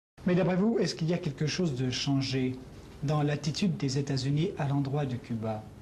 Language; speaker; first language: French; native; French